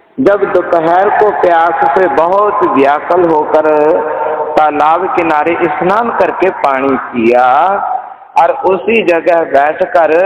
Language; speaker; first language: Hindi; non-native, local second language; Punjabi